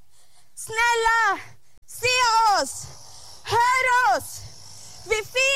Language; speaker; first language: Swedish; non-native, fluent; Arabic